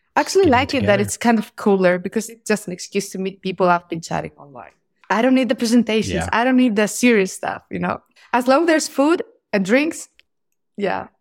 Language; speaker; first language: English; non-native, fluent; Greek